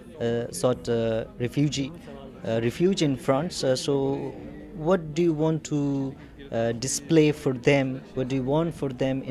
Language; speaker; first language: English; non-native, learner; Persian